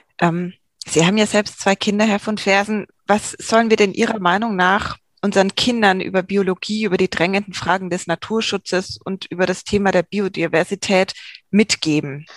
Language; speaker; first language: German; native; German